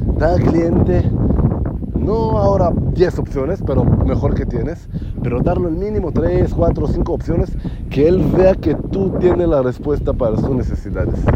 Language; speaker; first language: Spanish; non-native, learner; Hebrew